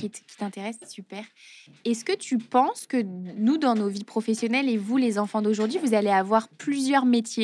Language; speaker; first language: French; native; French